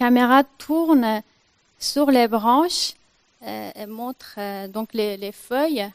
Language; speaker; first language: French; non-native, fluent; Persian